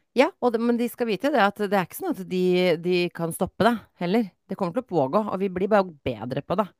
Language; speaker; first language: Norwegian; native; Norwegian